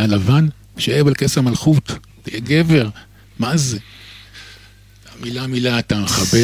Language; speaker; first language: Hebrew; native; Hebrew